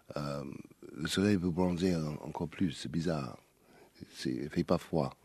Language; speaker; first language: French; non-native, fluent; English